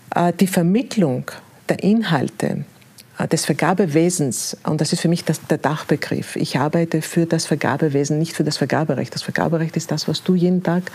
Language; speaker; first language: German; non-native, fluent; Greek